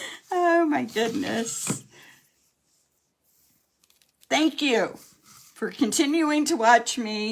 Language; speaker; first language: English; native; English